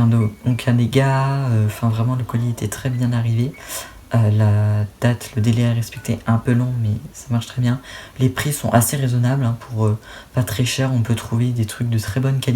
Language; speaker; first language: French; native; French